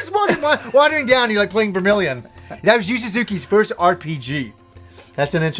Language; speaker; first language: English; native; English